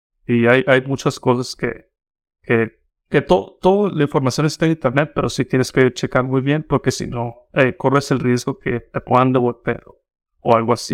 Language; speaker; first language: Spanish; native; Spanish